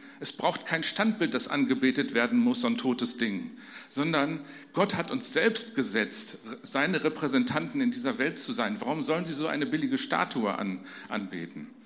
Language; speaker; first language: German; native; German